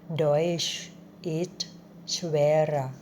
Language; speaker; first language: German; non-native, learner; Thai